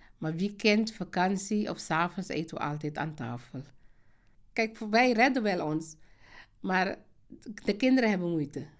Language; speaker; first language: Dutch; non-native, fluent; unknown